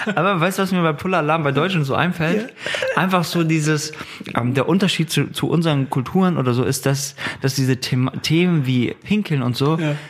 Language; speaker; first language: German; early bilingual, other home language; Turkish